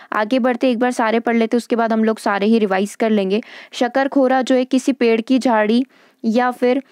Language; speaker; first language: Hindi; native; Hindi